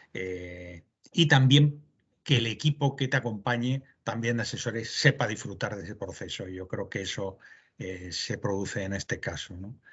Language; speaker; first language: Spanish; native; Spanish